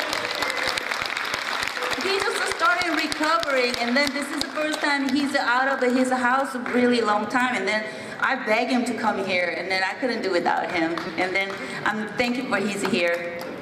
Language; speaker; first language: English; non-native, fluent; Korean